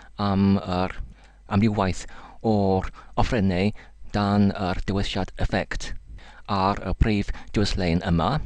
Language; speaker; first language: Welsh; non-native, learner; English